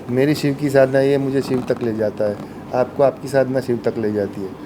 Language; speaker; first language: Hindi; non-native, local second language; Gujarati